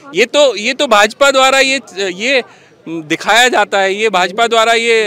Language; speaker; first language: Hindi; native; Hindi